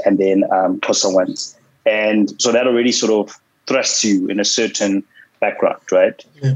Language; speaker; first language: English; non-native, local second language; Xhosa